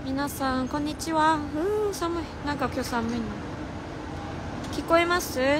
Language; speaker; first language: Japanese; non-native, fluent; Korean